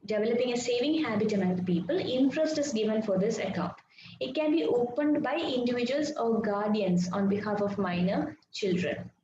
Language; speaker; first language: English; non-native, local second language; Malayalam